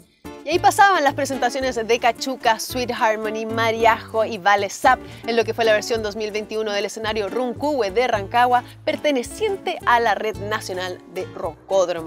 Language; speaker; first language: Spanish; native; Spanish